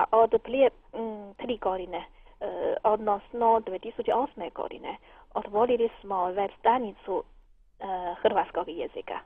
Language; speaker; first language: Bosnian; non-native, learner; Chinese